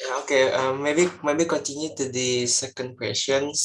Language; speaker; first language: English; non-native, learner; Indonesian